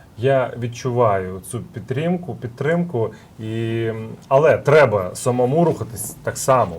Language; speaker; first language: Ukrainian; early bilingual, heritage; Russian